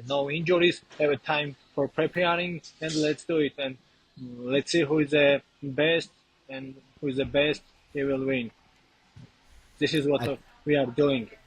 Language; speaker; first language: English; non-native, learner; Georgian